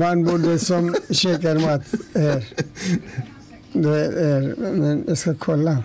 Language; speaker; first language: Swedish; non-native, learner; Turoyo